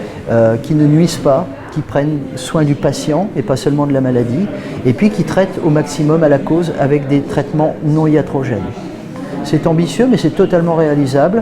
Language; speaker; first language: French; native; French